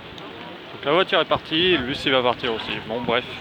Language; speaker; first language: French; native; French